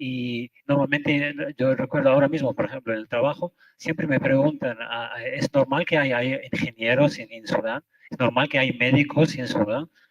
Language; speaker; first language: Spanish; non-native, fluent; Arabic